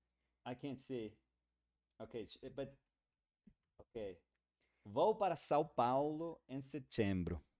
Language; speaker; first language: Portuguese; non-native, learner; Spanish